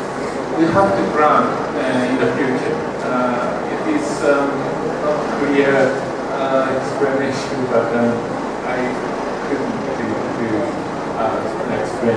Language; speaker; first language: English; non-native, learner; Japanese